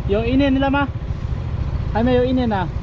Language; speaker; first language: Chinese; non-native, learner; Filipino